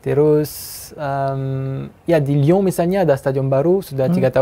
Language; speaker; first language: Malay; non-native, fluent; French